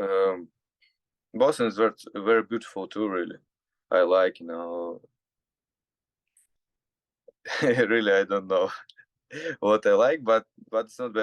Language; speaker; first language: English; non-native, learner; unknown